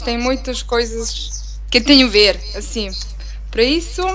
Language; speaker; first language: Portuguese; non-native, learner; Italian